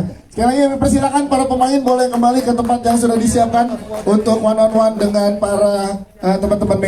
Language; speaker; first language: Indonesian; native; Indonesian